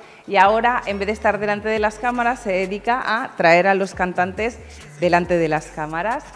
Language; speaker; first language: Spanish; native; Spanish